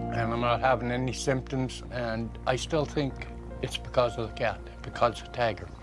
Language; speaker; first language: English; native; English